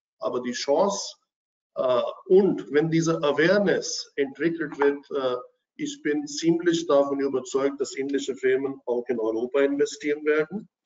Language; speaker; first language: German; non-native, fluent; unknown